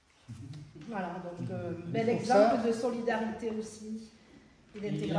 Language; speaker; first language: French; native; French